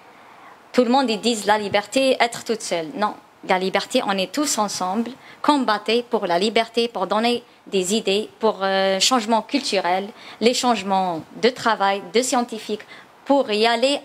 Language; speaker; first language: French; non-native, learner; Chinese